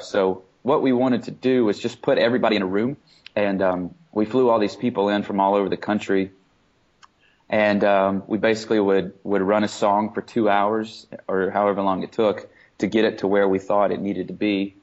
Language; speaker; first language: English; native; English